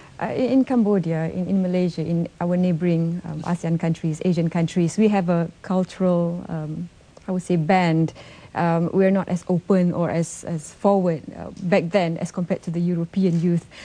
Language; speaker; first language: English; non-native, local second language; Malay